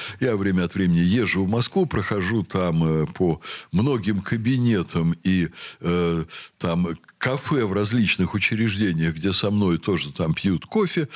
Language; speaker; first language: Russian; native; Russian